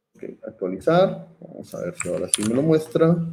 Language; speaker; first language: Spanish; native; Spanish